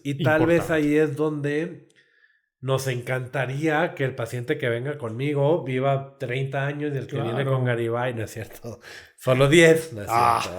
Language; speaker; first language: Spanish; native; Spanish